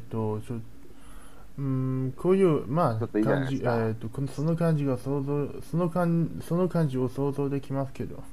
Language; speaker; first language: Japanese; non-native, learner; Chinese